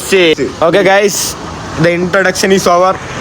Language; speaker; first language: English; non-native, local second language; Malayalam